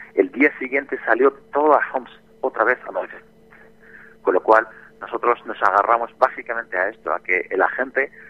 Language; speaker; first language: Spanish; non-native, fluent; Arabic